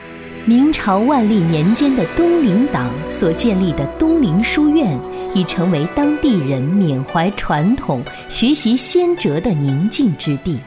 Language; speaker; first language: Chinese; native; Chinese